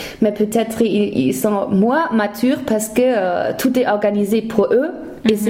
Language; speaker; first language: French; non-native, fluent; German